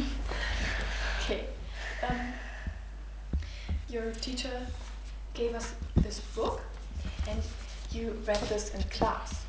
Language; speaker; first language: English; non-native, fluent; German